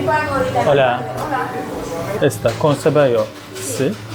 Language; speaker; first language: Spanish; non-native, learner; Turkish